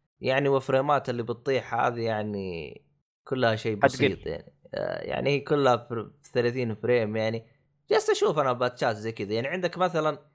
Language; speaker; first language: Arabic; native; Arabic